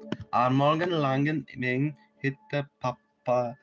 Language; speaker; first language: Icelandic; non-native, learner; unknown